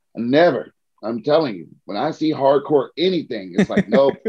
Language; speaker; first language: English; native; English